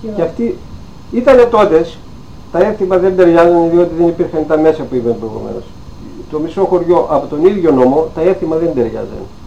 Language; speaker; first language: Greek; native; Greek